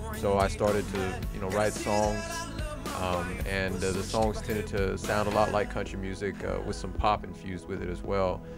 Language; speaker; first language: English; native; English